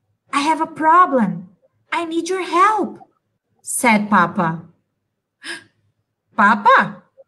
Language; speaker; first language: English; non-native, fluent; Portuguese